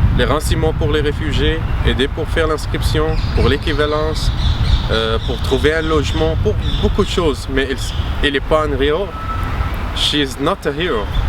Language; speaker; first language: French; non-native, fluent; Arabic